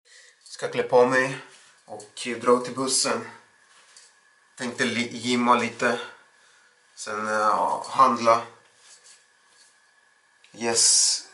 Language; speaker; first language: Swedish; non-native, learner; Russian